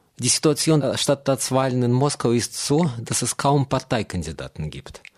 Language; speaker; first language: German; non-native, fluent; Russian